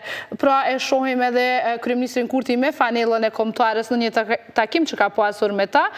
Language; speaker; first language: Albanian; native; Albanian